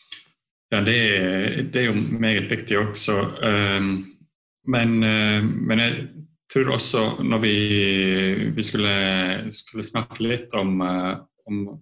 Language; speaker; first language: Norwegian; non-native, fluent; Estonian